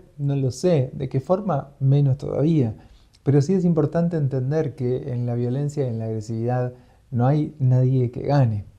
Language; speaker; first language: Spanish; native; Spanish